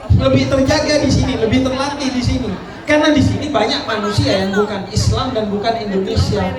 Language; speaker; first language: Indonesian; non-native, local second language; Madurese